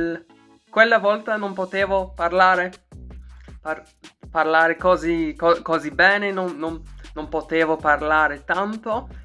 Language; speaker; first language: Italian; non-native, learner; English